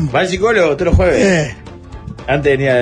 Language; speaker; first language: Spanish; native; Spanish